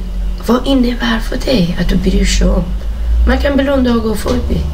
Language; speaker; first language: Swedish; non-native, fluent; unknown